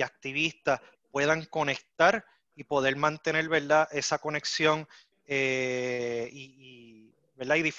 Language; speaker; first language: Spanish; native; Spanish